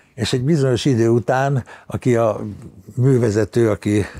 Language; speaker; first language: Hungarian; native; Hungarian